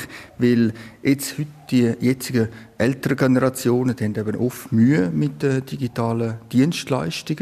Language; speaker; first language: German; native; German